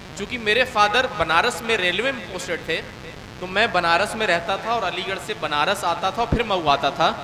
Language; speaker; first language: Hindi; native; Hindi